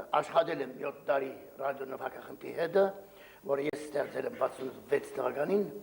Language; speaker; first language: Armenian; early bilingual, heritage; Armenian